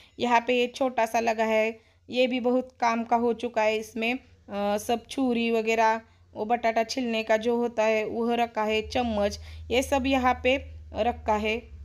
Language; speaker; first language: Hindi; non-native, local second language; Marathi